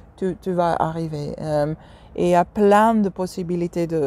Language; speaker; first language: French; non-native, fluent; Dutch